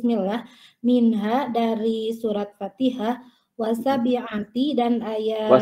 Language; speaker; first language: Indonesian; native; Indonesian